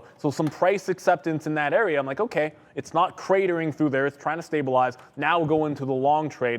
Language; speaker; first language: English; native; English